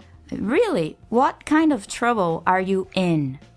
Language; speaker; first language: English; non-native, fluent; Portuguese